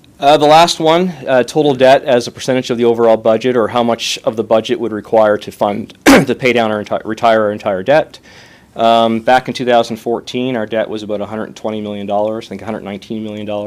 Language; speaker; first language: English; native; English